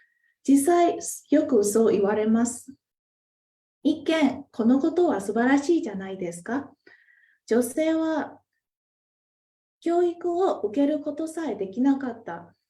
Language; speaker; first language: Japanese; non-native, fluent; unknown